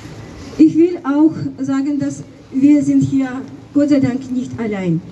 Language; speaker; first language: German; non-native, fluent; Ukrainian